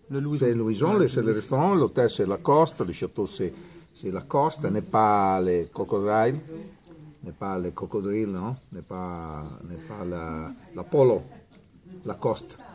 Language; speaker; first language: French; non-native, learner; Italian